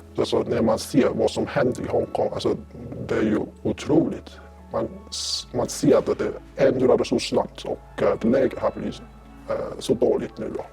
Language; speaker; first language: Swedish; non-native, fluent; Cantonese